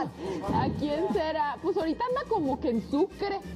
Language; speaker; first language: Spanish; native; Spanish